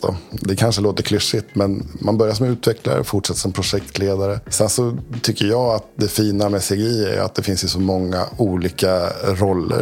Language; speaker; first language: Swedish; native; Swedish